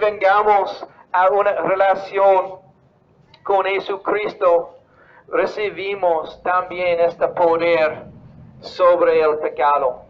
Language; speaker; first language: Spanish; non-native, fluent; English